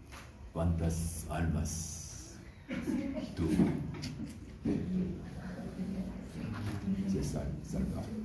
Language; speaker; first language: Spanish; non-native, learner; Korean